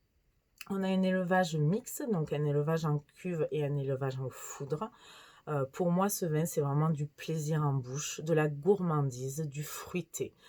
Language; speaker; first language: French; native; French